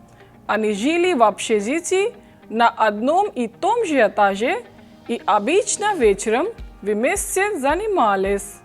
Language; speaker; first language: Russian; non-native, fluent; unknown